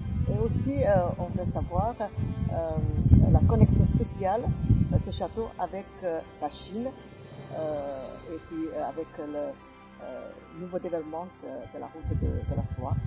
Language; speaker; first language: French; non-native, fluent; Chinese